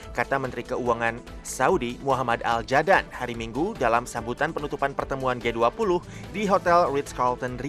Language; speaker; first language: Indonesian; native; Indonesian